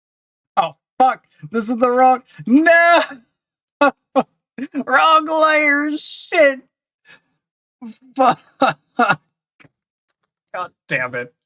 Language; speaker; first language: English; native; English